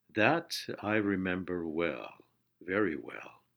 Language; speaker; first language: English; non-native, fluent; Persian